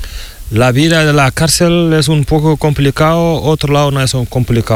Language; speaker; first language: Spanish; non-native, learner; Fula